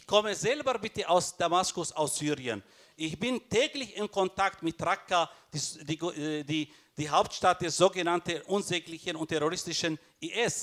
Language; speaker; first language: German; non-native, fluent; Arabic